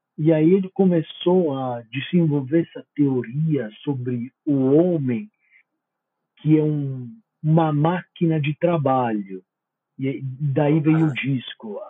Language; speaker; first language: Portuguese; non-native, fluent; Italian